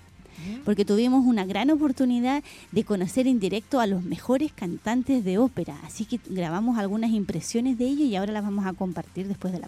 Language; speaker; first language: Spanish; native; Spanish